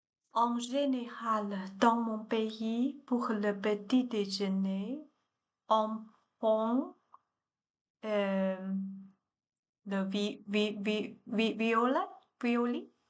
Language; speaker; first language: French; non-native, learner; Chinese